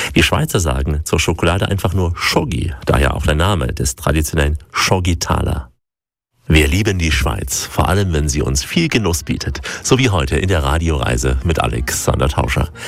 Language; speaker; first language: German; native; German